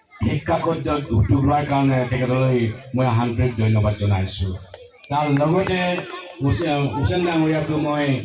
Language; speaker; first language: Assamese; non-native, local second language; Mising